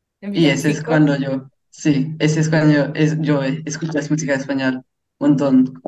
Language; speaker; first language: Spanish; early bilingual, heritage; English